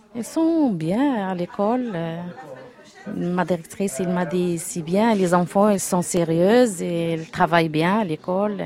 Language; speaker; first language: French; non-native, learner; Arabic